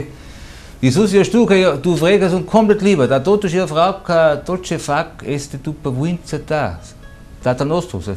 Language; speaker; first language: Romanian; non-native, fluent; German